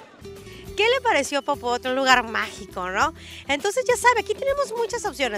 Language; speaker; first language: Spanish; native; Spanish